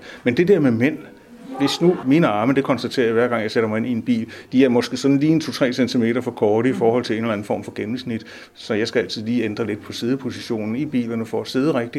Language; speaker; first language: Danish; native; Danish